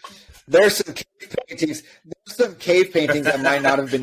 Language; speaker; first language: English; native; English